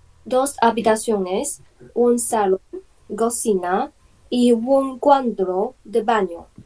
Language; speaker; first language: Spanish; non-native, learner; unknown